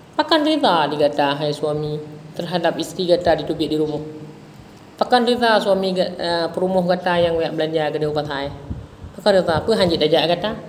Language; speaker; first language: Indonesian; non-native, local second language; Achinese